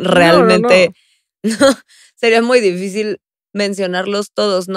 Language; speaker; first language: Spanish; native; Spanish